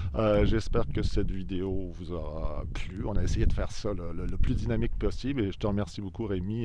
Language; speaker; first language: French; native; French